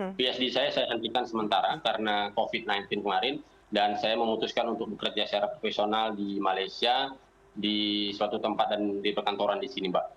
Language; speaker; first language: Indonesian; native; Indonesian